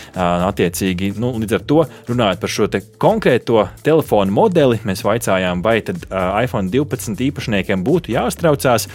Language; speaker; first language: Latvian; native; Latvian